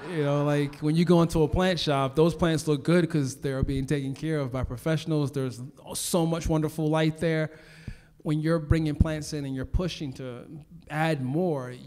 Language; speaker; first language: English; native; English